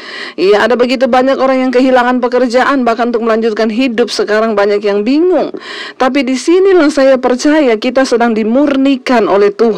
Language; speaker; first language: Indonesian; native; Indonesian